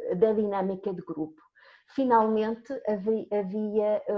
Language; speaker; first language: Portuguese; native; Portuguese